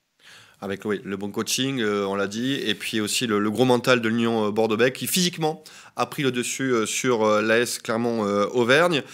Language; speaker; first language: French; native; French